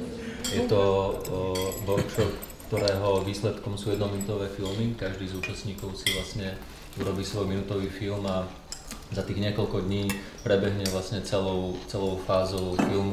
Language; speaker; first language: Slovak; native; Slovak